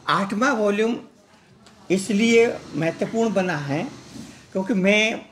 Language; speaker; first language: Hindi; native; Hindi